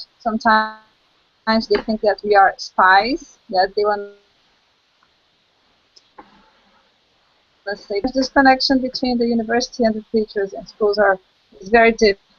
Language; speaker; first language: English; non-native, local second language; Portuguese